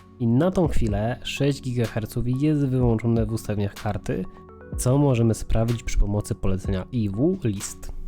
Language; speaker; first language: Polish; native; Polish